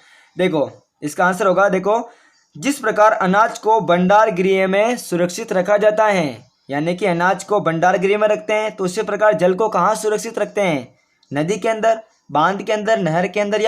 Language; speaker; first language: Hindi; native; Hindi